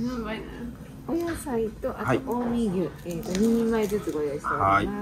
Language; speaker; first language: Japanese; non-native, fluent; Swedish